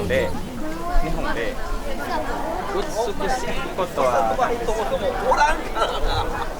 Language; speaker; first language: Japanese; non-native, learner; Indonesian